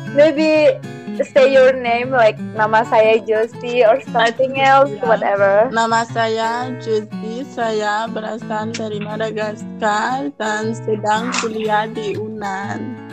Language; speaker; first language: English; non-native, fluent; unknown